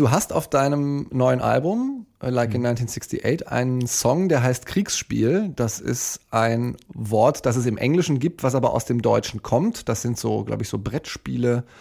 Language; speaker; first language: German; native; German